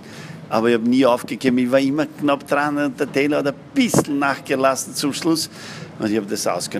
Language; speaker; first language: German; non-native, learner; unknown